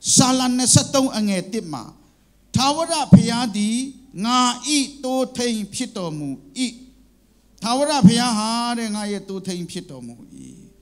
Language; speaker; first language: Burmese; non-native, local second language; Kachin